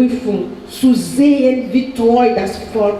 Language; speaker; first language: German; non-native, fluent; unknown